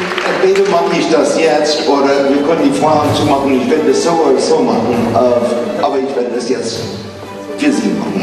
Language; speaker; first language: German; non-native, fluent; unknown